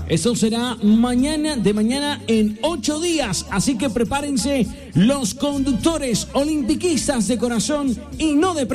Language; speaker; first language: Spanish; native; Spanish